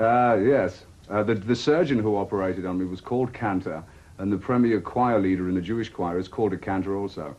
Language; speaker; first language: English; native; English